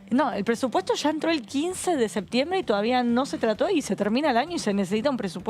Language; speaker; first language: Spanish; native; Spanish